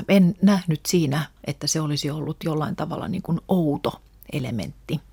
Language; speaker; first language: Finnish; non-native, local second language; Russian